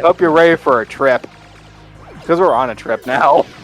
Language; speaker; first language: English; native; English